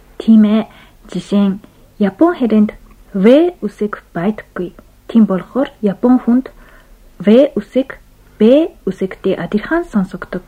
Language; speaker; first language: Mongolian; non-native, fluent; Japanese